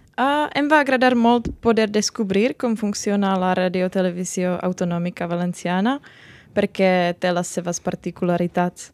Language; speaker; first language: Catalan; non-native, learner; Czech